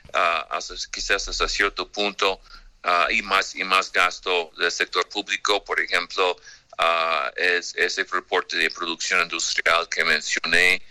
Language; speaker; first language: Spanish; non-native, fluent; English